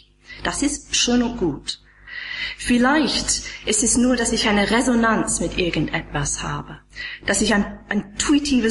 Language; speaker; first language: German; non-native, fluent; English